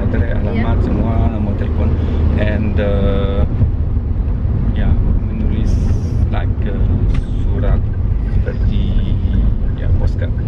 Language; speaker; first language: Indonesian; non-native, learner; French